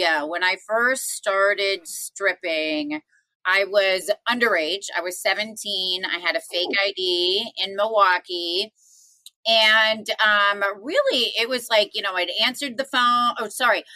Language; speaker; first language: English; native; English